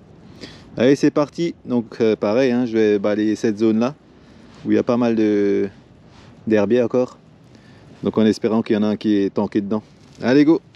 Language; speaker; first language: French; native; French